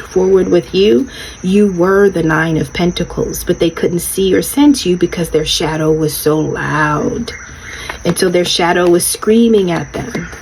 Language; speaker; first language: English; native; English